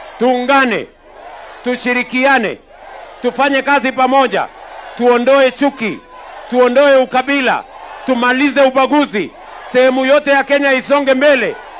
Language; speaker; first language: Swahili; non-native, local second language; Kalenjin